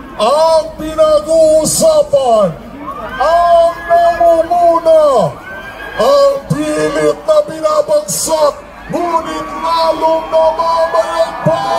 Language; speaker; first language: Filipino; native; Filipino